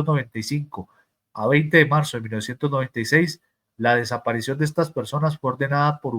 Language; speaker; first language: Spanish; native; Spanish